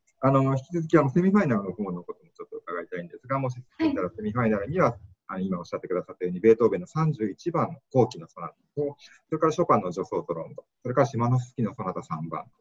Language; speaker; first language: Japanese; native; Japanese